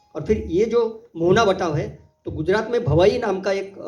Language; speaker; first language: Hindi; non-native, local second language; Marathi